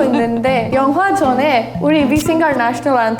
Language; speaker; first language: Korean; non-native, fluent; Hindi